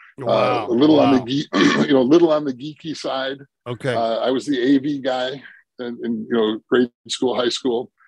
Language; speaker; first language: English; native; English